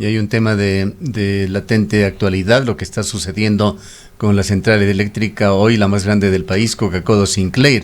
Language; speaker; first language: Spanish; native; Spanish